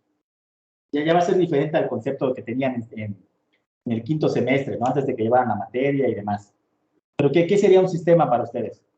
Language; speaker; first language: Spanish; native; Spanish